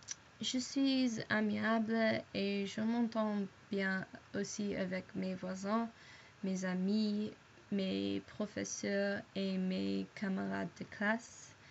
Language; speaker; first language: French; non-native, learner; English